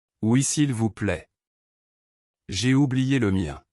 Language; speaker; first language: French; non-native, local second language; Arabic